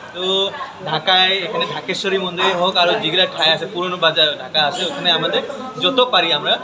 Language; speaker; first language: Bangla; non-native, local second language; Assamese